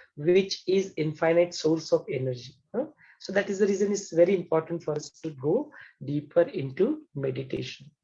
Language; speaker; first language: English; non-native, local second language; Hindi